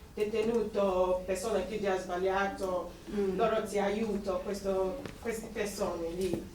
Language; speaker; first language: Italian; non-native, learner; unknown